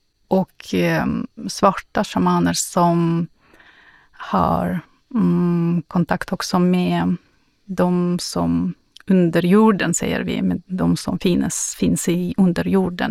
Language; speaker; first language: Swedish; non-native, fluent; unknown